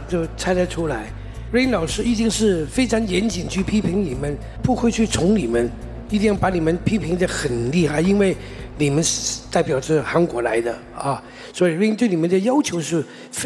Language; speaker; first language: Chinese; non-native, local second language; Cantonese